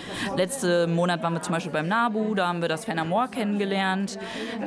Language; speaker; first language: German; native; German